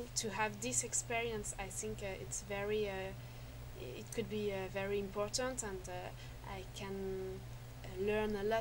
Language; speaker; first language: English; non-native, learner; French